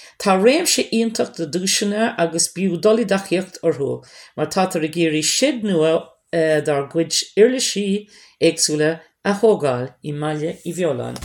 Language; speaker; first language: Irish; non-native, local second language; English